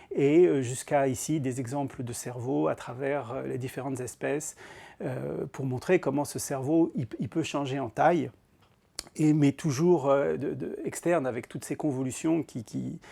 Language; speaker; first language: French; native; French